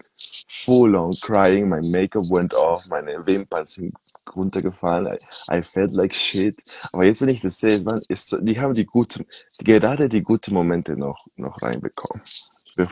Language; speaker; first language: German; non-native, fluent; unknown